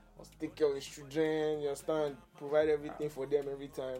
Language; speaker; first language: English; non-native, local second language; Yoruba